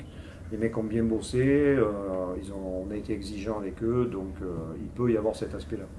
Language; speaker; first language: French; native; French